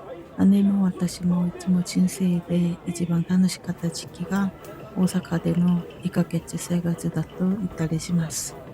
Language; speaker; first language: Japanese; non-native, fluent; Korean